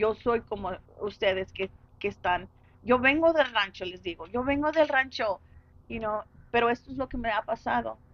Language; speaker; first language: Spanish; early bilingual, heritage; Spanish